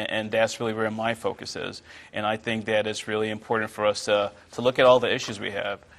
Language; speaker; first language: English; non-native, local second language; Yoruba